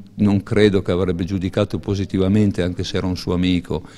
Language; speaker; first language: Italian; native; Italian